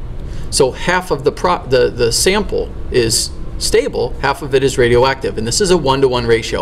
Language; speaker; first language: English; native; English